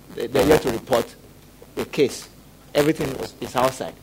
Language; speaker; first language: English; non-native, local second language; Yoruba